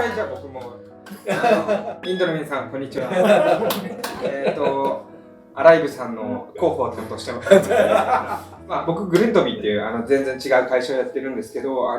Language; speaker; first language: Japanese; native; Japanese